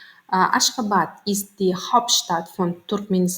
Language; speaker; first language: German; non-native, learner; Turkmen